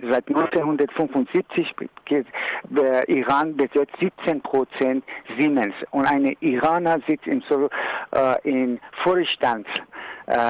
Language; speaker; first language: German; non-native, learner; Persian